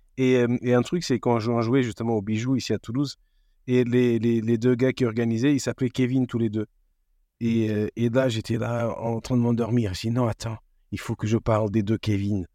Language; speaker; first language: French; non-native, fluent; Portuguese